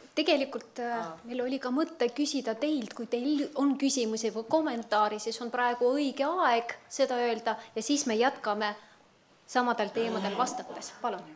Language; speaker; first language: Estonian; non-native, local second language; Russian